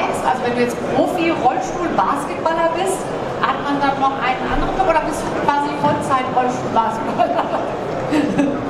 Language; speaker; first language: German; native; German